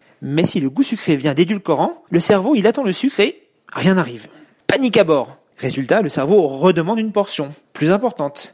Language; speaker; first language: French; native; French